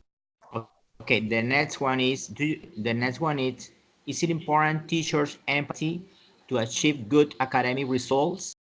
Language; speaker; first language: English; non-native, learner; Spanish